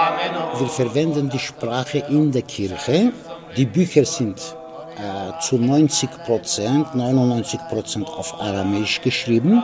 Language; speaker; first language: German; non-native, fluent; Aramaic